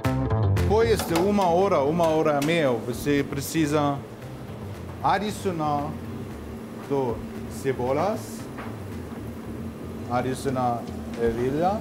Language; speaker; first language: Portuguese; non-native, learner; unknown